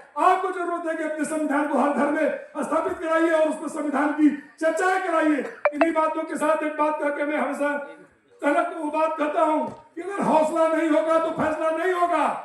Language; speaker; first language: Hindi; native; Hindi